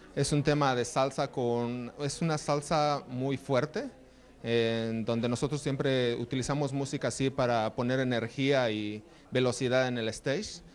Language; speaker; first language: Spanish; native; Spanish